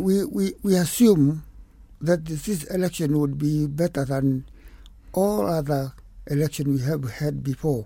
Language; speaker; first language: English; non-native, local second language; Kikuyu